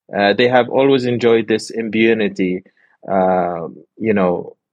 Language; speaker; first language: English; non-native, fluent; Arabic